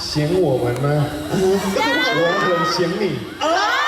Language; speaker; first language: Chinese; non-native, learner; Thai